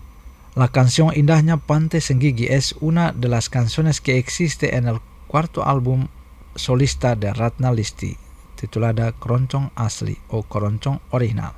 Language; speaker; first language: Spanish; non-native, fluent; Indonesian